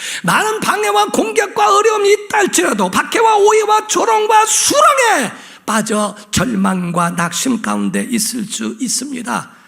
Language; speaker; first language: Korean; native; Korean